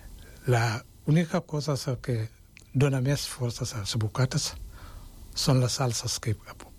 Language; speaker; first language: Catalan; non-native, fluent; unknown